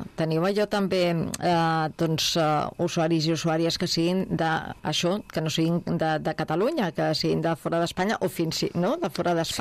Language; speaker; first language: Catalan; native; Catalan